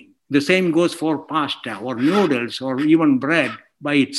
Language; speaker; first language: English; non-native, local second language; Malayalam